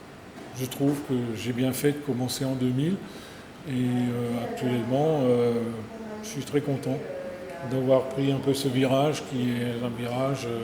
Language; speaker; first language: French; native; French